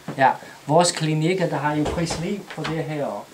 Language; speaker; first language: Danish; non-native, learner; Chinese